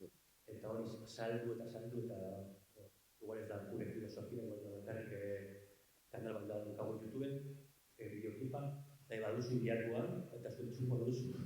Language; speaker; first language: Basque; non-native, local second language; Spanish